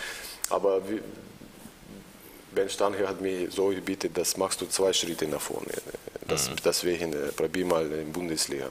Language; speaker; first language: German; non-native, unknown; Russian